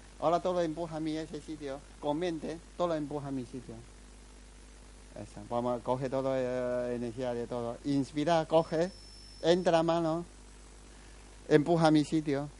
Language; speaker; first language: Spanish; non-native, learner; Chinese